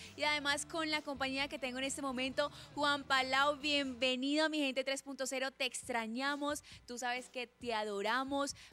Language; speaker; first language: Spanish; native; Spanish